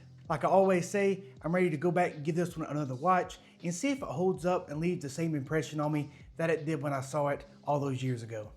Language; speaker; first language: English; native; English